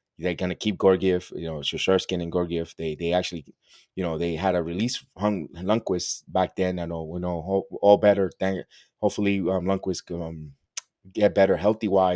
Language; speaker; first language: English; early bilingual, other home language; Spanish